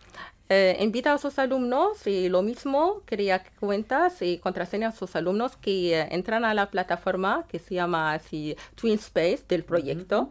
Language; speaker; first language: Spanish; non-native, fluent; Arabic